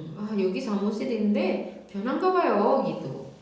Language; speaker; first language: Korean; non-native, fluent; Indonesian